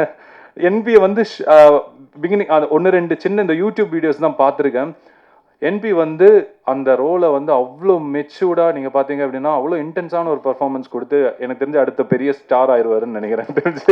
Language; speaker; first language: Tamil; native; Tamil